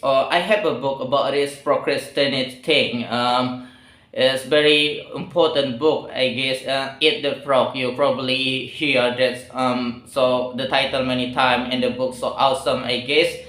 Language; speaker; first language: English; non-native, learner; Indonesian